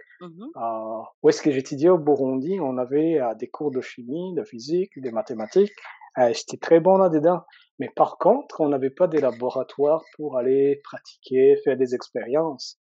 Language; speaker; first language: French; non-native, local second language; Rundi